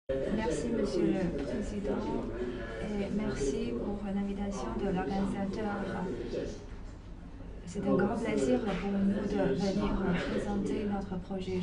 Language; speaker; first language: French; non-native, fluent; Chinese